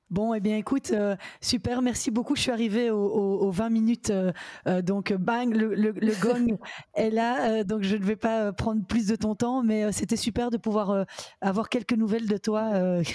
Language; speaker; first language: French; native; French